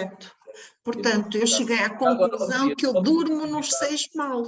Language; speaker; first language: Portuguese; native; Portuguese